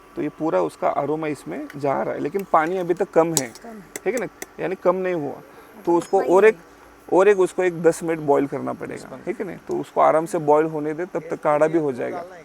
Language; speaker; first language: Hindi; non-native, local second language; Marathi